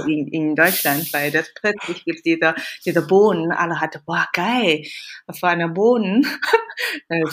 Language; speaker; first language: German; non-native, fluent; Chinese